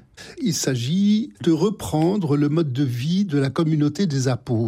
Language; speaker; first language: French; native; French